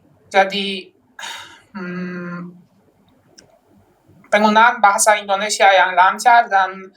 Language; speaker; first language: Indonesian; non-native, fluent; Polish